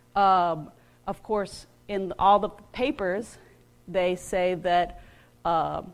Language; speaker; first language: English; native; English